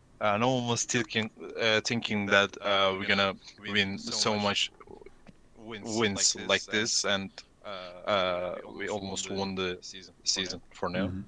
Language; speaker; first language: English; non-native, learner; Turkish